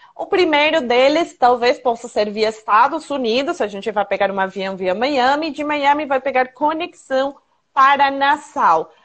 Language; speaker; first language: Portuguese; non-native, fluent; Spanish